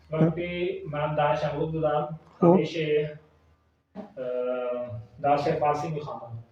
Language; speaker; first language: Persian; non-native, learner; Urdu